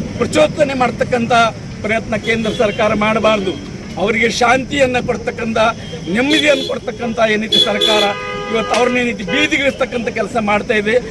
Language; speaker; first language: Kannada; non-native, local second language; Urdu